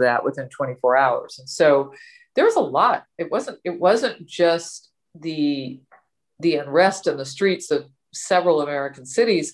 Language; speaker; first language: English; native; English